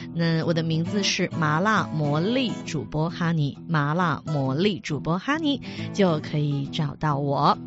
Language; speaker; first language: Chinese; native; Chinese